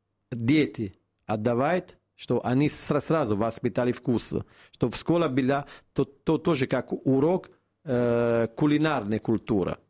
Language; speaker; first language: Russian; non-native, fluent; Italian